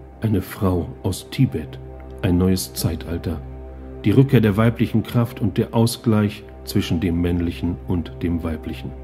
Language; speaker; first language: German; native; German